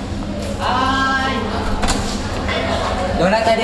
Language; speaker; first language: Japanese; non-native, learner; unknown